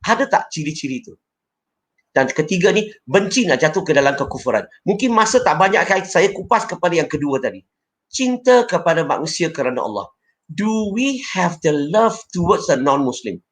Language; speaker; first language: Malay; non-native, local second language; Chinese